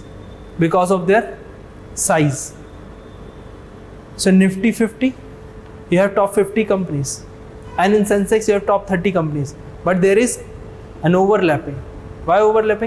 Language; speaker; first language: English; non-native, local second language; Hindi